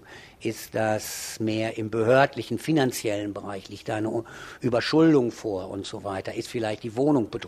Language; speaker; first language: German; native; German